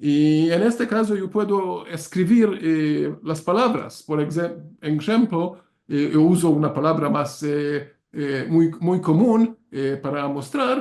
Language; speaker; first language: Spanish; non-native, learner; Hungarian